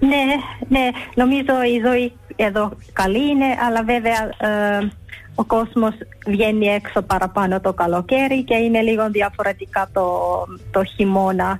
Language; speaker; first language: Greek; early bilingual, heritage; Finnish